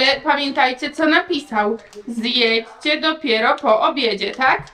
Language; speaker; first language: Polish; native; Polish